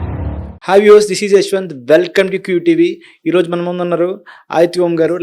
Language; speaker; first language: Telugu; native; Telugu